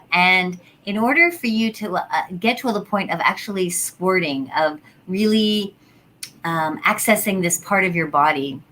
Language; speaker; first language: English; native; English